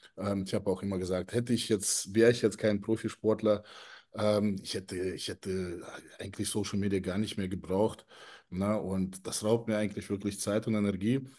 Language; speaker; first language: German; early bilingual, other home language; Russian